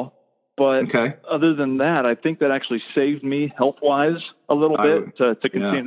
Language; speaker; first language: English; native; English